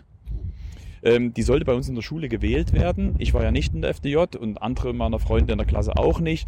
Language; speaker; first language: German; native; German